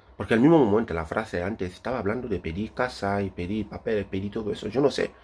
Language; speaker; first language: Spanish; non-native, fluent; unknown